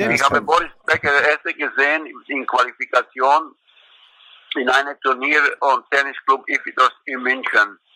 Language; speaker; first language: German; non-native, fluent; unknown